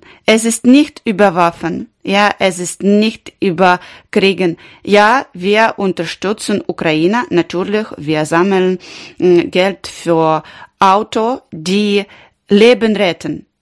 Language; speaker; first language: German; non-native, learner; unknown